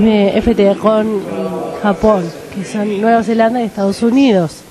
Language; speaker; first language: Spanish; non-native, fluent; Japanese